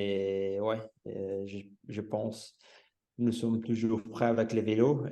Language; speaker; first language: French; non-native, local second language; Dutch